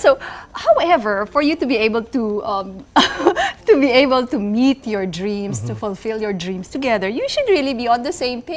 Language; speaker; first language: English; non-native, local second language; Filipino